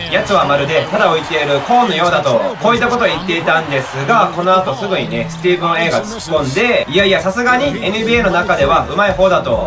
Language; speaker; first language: Japanese; native; Japanese